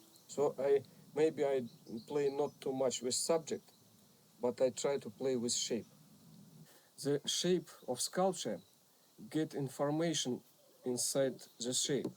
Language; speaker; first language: English; non-native, learner; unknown